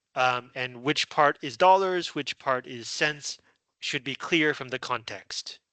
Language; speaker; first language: English; non-native, fluent; Chinese